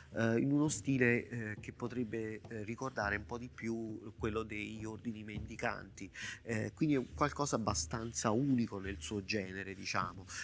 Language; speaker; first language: Italian; native; Italian